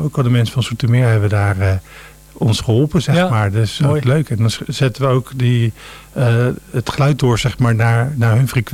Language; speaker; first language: Dutch; native; Dutch